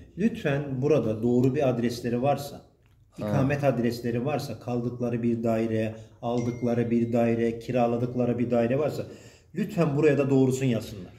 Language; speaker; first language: Turkish; native; Turkish